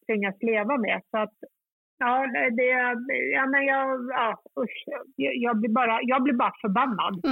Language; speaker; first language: Swedish; early bilingual, other home language; Kurdish